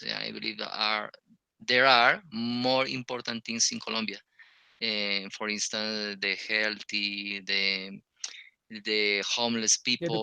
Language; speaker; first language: English; non-native, learner; Spanish